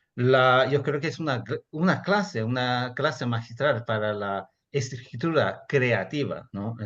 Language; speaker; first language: Spanish; non-native, fluent; Chinese